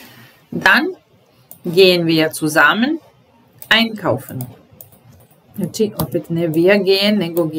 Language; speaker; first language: German; non-native, fluent; Serbian